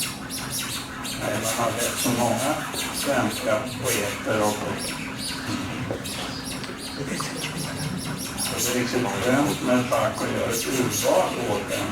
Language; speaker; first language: Swedish; native; Swedish